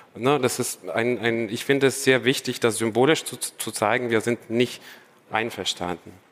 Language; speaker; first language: German; non-native, fluent; Ukrainian